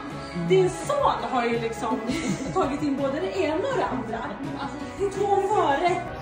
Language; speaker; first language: Swedish; early bilingual, other home language; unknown